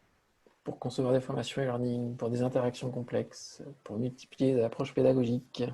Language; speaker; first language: French; native; French